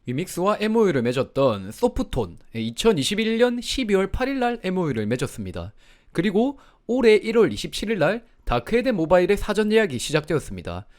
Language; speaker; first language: Korean; native; Korean